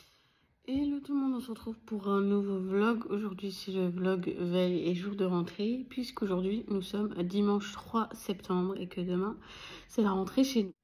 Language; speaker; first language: French; native; French